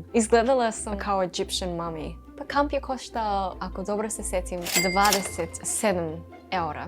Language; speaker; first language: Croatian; non-native, learner; English